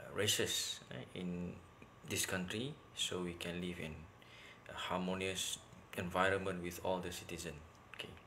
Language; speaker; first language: English; non-native, local second language; Malay